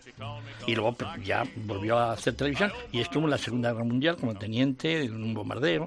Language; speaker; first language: Spanish; native; Spanish